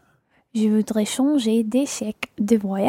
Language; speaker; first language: French; non-native, learner; English